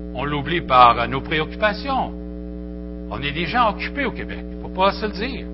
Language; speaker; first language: French; native; French